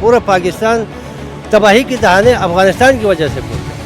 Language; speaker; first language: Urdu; non-native, local second language; Pashto